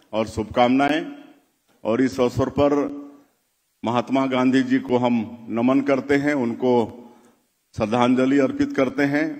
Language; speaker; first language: Hindi; native; Hindi